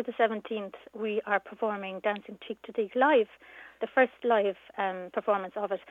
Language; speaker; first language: English; native; English